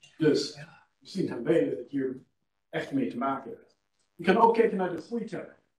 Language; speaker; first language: Dutch; non-native, fluent; English